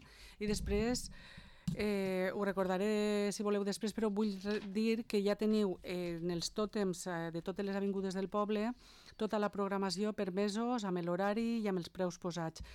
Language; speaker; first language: Catalan; native; Catalan